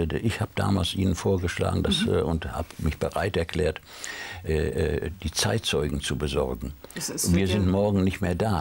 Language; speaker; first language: German; native; German